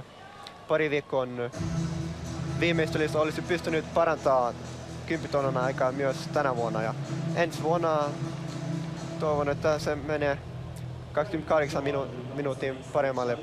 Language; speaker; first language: Finnish; non-native, local second language; Swedish